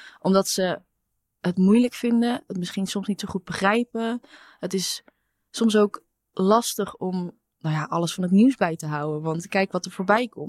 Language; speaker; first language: Dutch; native; Dutch